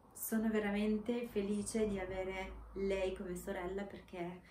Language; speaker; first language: Italian; non-native, fluent; Romanian